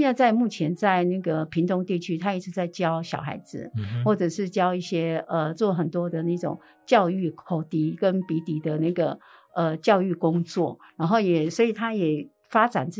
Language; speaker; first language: Chinese; native; Chinese